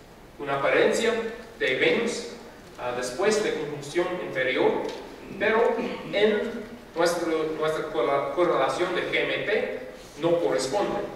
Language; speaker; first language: Spanish; non-native, fluent; English